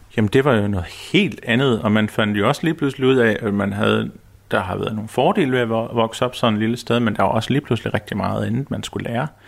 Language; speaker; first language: Danish; native; Danish